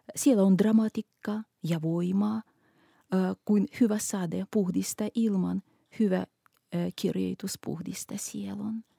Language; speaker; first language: Finnish; non-native, fluent; Russian